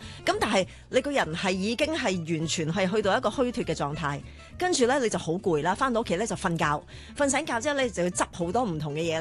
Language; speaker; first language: Cantonese; native; Cantonese